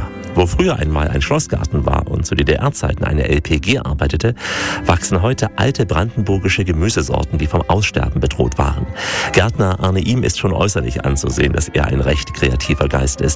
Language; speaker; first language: German; native; German